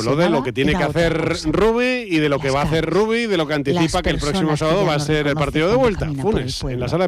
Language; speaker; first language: Spanish; native; Spanish